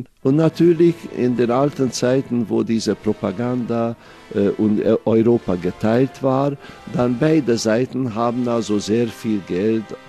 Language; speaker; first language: German; non-native, fluent; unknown